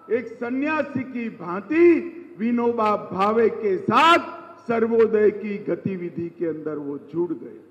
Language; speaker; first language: Hindi; non-native, local second language; Gujarati